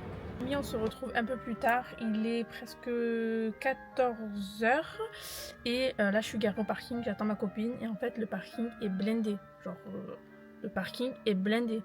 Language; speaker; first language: French; native; French